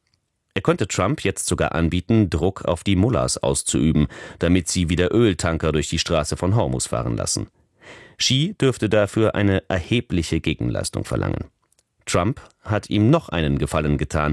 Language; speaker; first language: German; native; German